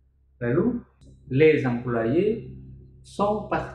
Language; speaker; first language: French; non-native, fluent; Indonesian